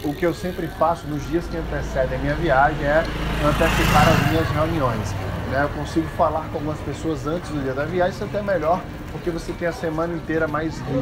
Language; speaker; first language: Portuguese; native; Portuguese